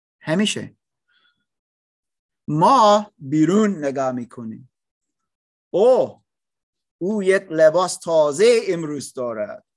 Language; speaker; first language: Persian; non-native, learner; English